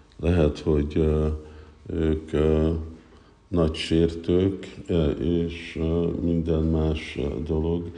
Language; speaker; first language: Hungarian; early bilingual, heritage; Hungarian